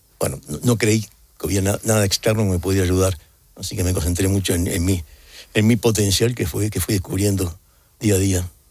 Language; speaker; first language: Spanish; native; Spanish